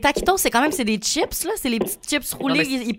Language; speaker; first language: French; native; French